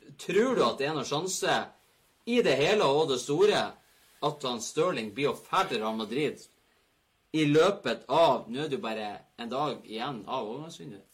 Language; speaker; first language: Norwegian; native; Norwegian